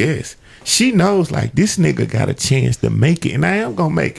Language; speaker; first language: English; native; English